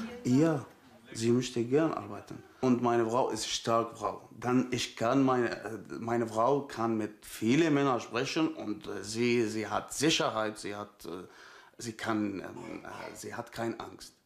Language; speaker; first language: German; non-native, learner; Arabic